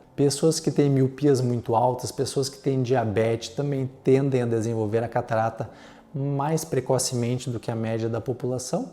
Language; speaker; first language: Portuguese; native; Portuguese